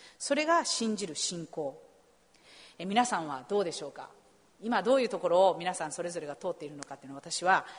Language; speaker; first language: Japanese; native; Japanese